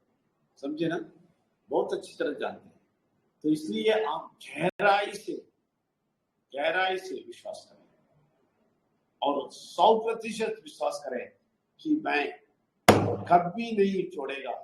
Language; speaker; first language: Hindi; non-native, local second language; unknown